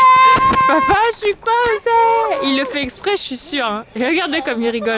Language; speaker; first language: French; native; French